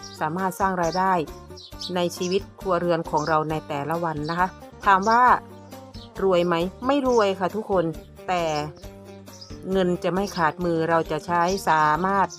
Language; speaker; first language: Thai; native; Thai